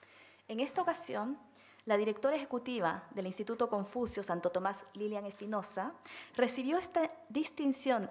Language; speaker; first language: Spanish; native; Spanish